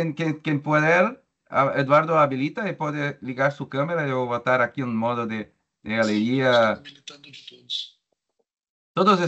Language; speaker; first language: Spanish; non-native, learner; Portuguese